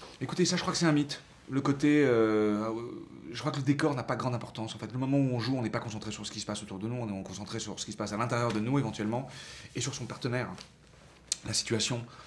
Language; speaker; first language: French; native; French